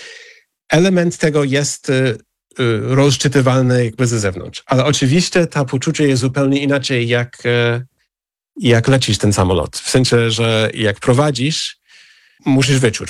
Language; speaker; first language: Polish; non-native, fluent; English